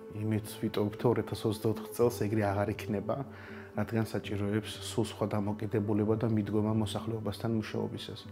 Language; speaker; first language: Georgian; non-native, local second language; Azerbaijani